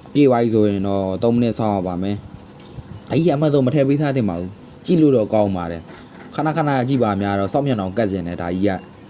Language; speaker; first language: Burmese; native; Burmese